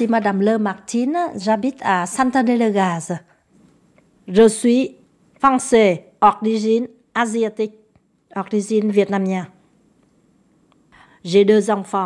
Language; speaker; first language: French; non-native, learner; Vietnamese